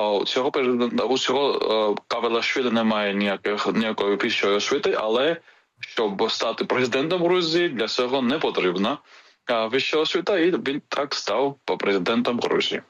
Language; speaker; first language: Ukrainian; non-native, fluent; Georgian